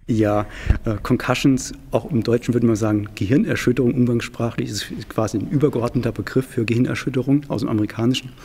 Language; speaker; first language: German; native; German